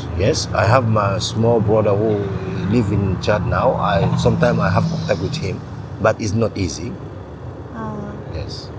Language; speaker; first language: English; non-native, learner; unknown